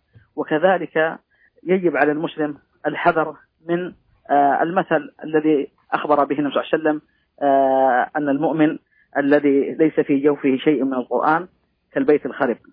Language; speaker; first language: Arabic; native; Arabic